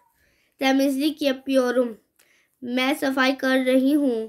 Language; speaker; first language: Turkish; non-native, fluent; Urdu